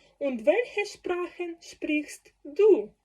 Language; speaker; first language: German; non-native, learner; Ukrainian